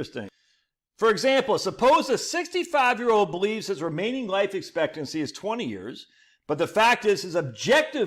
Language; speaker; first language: English; native; English